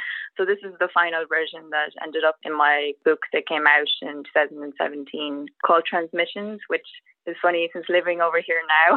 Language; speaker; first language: English; native; English